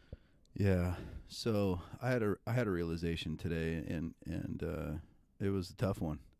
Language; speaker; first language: English; native; English